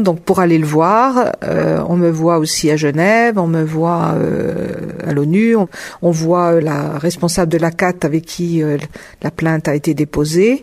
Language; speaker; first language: French; native; French